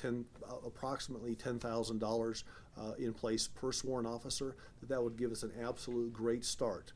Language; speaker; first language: English; native; English